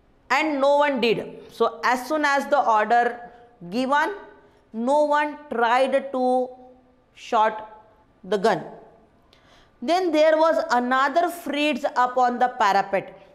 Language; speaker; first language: English; non-native, local second language; Hindi